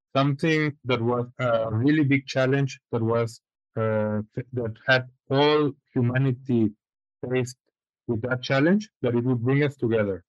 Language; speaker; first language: English; non-native, fluent; Spanish